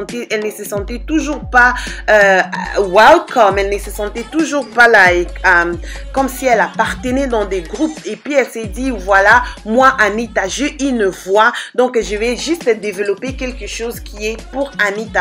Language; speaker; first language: French; non-native, local second language; Lingala